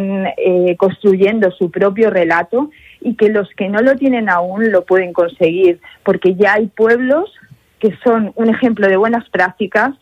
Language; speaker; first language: Spanish; native; Spanish